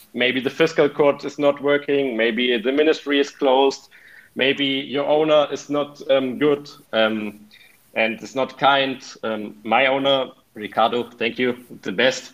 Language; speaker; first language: English; non-native, fluent; German